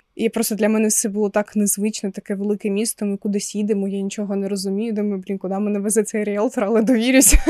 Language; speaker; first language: Ukrainian; non-native, local second language; Russian